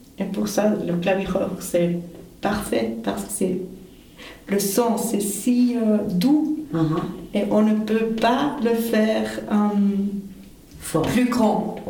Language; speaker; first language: French; non-native, fluent; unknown